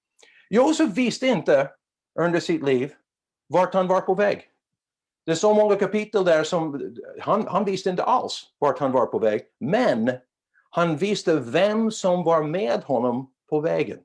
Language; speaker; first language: Swedish; non-native, fluent; English